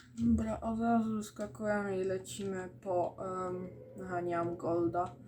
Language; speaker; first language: Polish; native; Polish